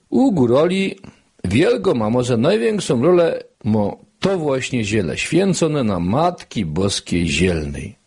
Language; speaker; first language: Polish; native; Polish